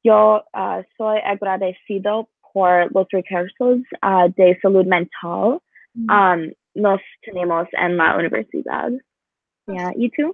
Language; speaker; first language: Spanish; non-native, learner; English